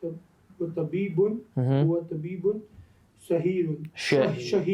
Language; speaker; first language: Arabic; non-native, learner; English